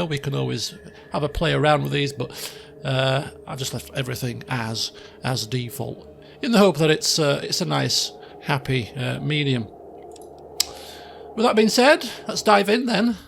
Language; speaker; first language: English; native; English